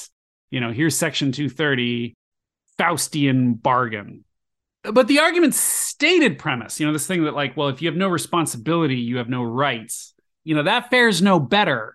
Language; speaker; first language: English; native; English